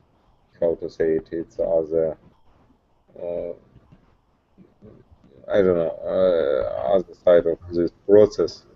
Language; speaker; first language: English; non-native, learner; Russian